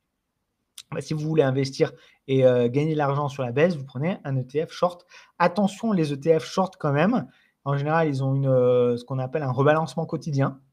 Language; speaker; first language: French; native; French